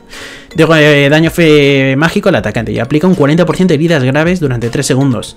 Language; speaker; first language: Spanish; native; Spanish